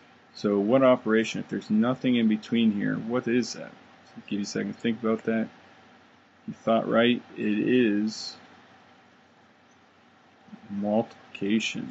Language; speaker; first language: English; native; English